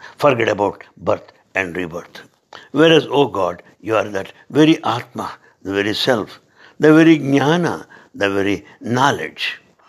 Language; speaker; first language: English; non-native, local second language; Telugu